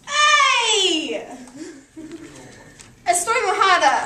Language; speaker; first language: Spanish; non-native, learner; English